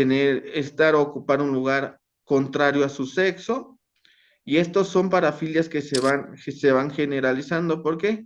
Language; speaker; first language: Spanish; native; Spanish